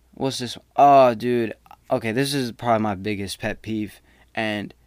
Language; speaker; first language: English; native; English